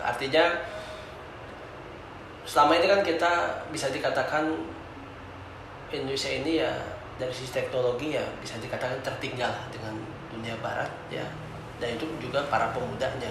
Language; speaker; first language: Indonesian; native; Indonesian